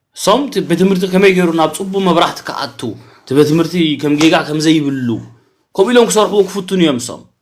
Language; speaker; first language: Tigrinya; early bilingual, heritage; Tigrinya